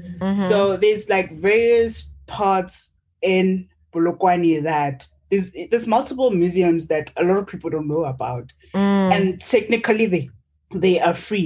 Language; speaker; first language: English; non-native, local second language; Northern Sotho